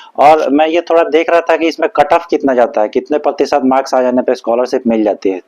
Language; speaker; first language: Hindi; native; Hindi